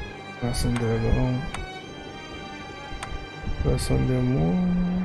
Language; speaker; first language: Portuguese; native; Portuguese